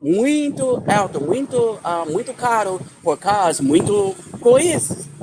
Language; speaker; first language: Portuguese; non-native, learner; English